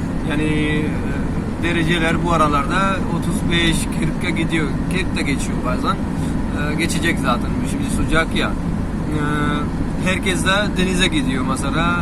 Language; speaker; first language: Turkish; non-native, learner; Urdu